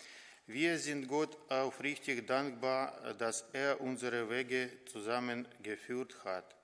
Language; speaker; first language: German; non-native, learner; Ukrainian